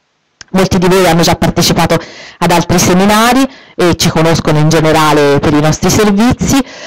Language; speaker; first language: Italian; native; Italian